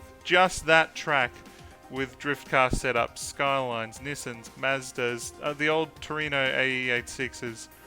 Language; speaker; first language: English; native; English